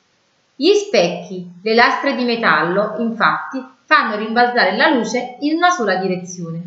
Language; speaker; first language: Italian; native; Italian